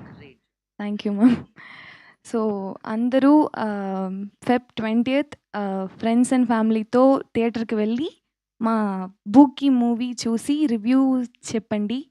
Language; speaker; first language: Telugu; non-native, local second language; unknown